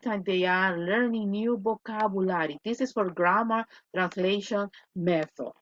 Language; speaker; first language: English; non-native, fluent; Spanish